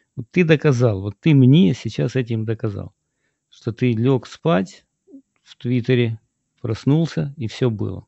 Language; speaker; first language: Russian; native; Russian